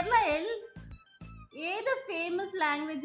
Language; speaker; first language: Malayalam; non-native, learner; Tamil